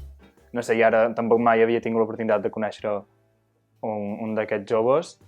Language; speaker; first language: Catalan; native; Catalan